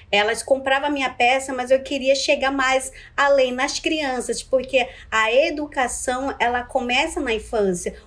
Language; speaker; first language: Portuguese; non-native, local second language; Ticuna